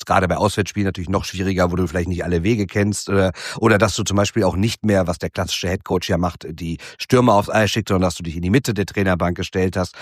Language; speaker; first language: German; native; German